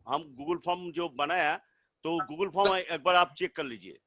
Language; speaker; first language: Hindi; non-native, local second language; Bangla